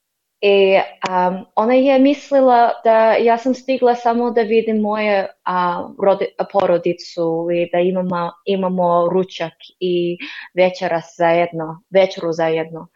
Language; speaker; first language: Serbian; non-native, learner; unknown